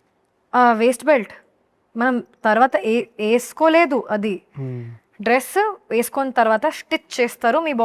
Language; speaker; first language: Telugu; non-native, learner; Hindi